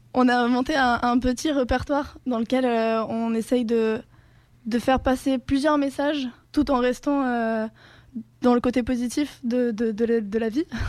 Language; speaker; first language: French; non-native, fluent; Spanish